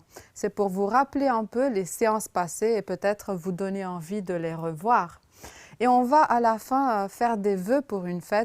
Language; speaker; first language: French; non-native, fluent; Romanian